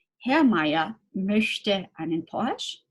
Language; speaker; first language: German; non-native, fluent; English